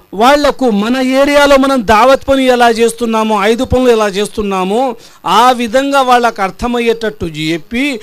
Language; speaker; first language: Telugu; non-native, local second language; Urdu